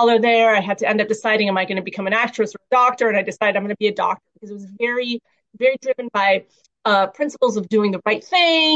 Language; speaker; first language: English; early bilingual, other home language; Persian